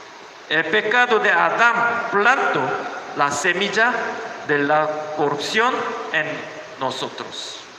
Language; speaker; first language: Spanish; non-native, learner; Korean